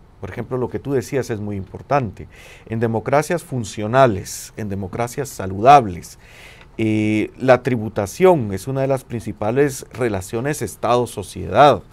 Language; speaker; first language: Spanish; native; Spanish